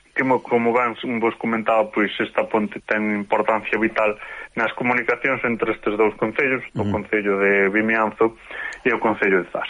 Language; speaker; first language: Galician; native; Galician